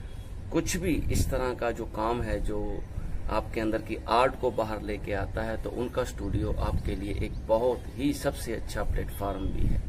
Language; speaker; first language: Hindi; native; Hindi